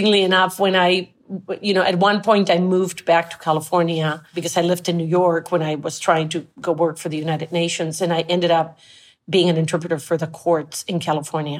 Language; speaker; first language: English; non-native, fluent; Spanish